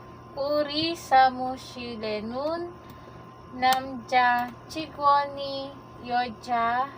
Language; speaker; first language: Korean; non-native, learner; Filipino